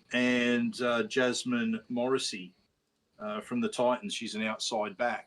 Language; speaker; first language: English; native; English